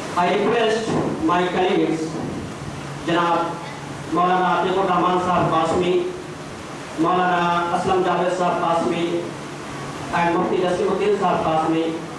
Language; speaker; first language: English; non-native, local second language; Urdu